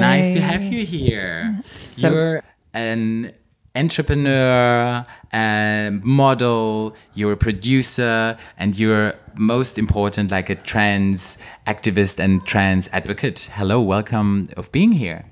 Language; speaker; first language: English; non-native, fluent; German